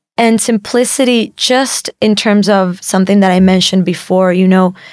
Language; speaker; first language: English; non-native, fluent; Spanish